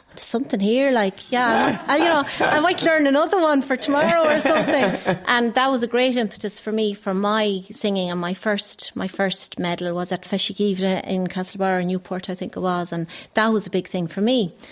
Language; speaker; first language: English; non-native, local second language; Irish